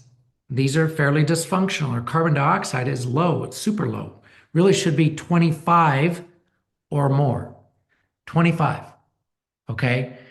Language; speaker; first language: English; native; English